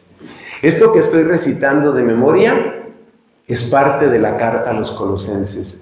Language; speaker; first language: Spanish; native; Spanish